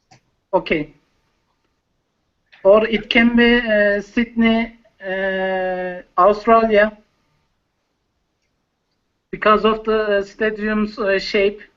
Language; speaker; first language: English; non-native, learner; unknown